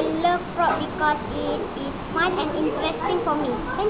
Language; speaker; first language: English; non-native, learner; Malay